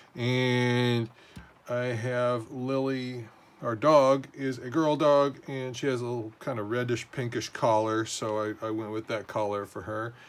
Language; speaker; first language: English; native; English